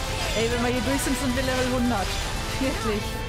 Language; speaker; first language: German; native; German